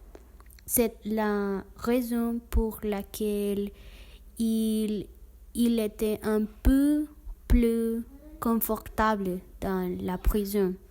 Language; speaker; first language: French; non-native, learner; Spanish